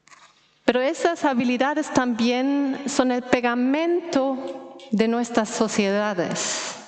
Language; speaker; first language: Spanish; non-native, fluent; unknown